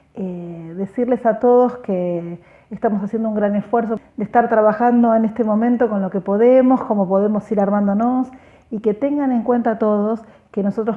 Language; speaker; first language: Spanish; native; Spanish